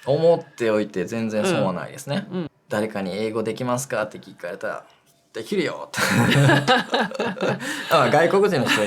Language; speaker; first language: Japanese; native; Japanese